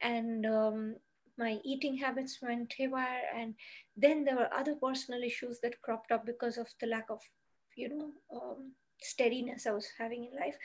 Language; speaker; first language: English; non-native, local second language; Bangla